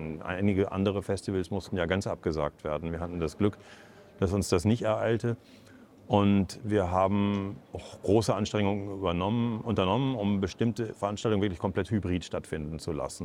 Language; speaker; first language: German; native; German